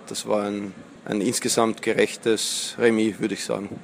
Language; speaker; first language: German; native; German